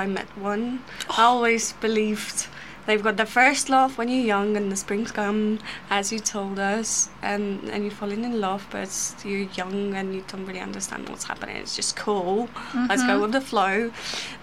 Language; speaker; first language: English; non-native, fluent; Polish